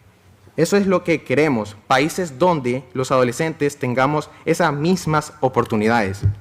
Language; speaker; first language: Spanish; native; Spanish